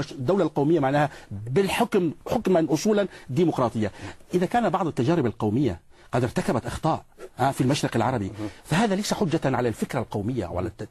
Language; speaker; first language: Arabic; native; Arabic